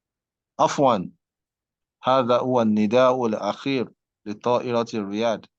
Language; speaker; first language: Arabic; non-native, fluent; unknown